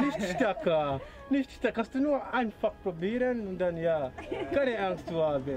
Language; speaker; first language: German; non-native, learner; Swahili